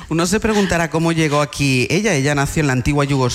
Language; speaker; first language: Spanish; native; Spanish